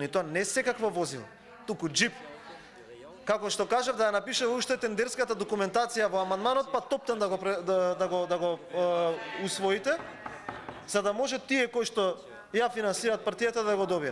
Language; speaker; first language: Macedonian; native; Macedonian